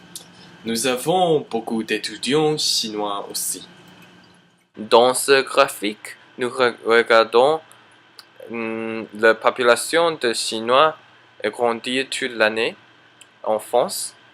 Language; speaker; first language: French; non-native, learner; English